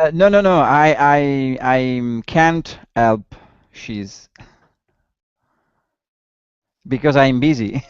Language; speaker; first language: English; non-native, learner; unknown